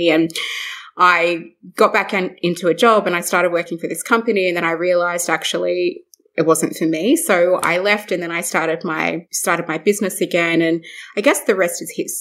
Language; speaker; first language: English; native; English